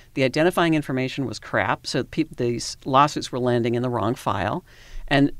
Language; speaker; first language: English; native; English